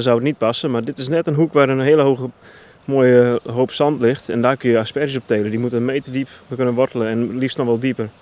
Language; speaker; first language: Dutch; non-native, local second language; Western Frisian